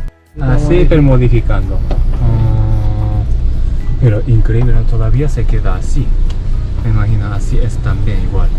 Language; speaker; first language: Spanish; non-native, learner; Japanese